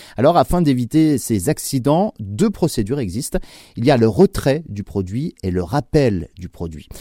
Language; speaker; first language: French; native; French